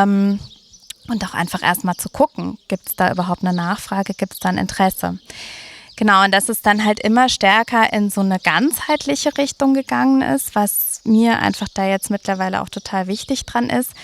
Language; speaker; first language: German; native; German